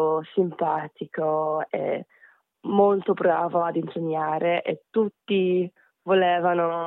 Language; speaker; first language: Italian; non-native, fluent; Korean